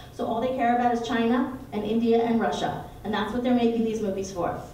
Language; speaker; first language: English; native; English